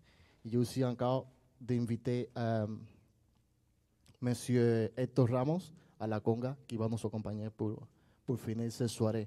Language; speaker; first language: French; non-native, learner; Spanish